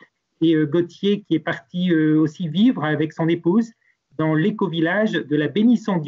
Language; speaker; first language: French; native; French